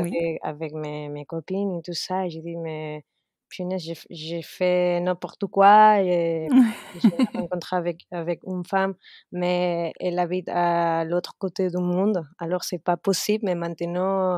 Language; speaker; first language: French; non-native, fluent; Spanish